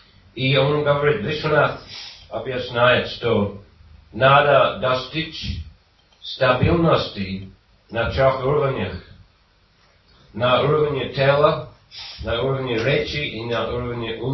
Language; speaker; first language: Russian; non-native, fluent; English